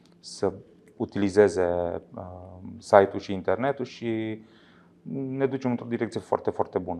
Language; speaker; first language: Romanian; native; Romanian